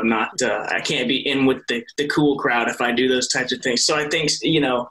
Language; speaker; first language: English; native; English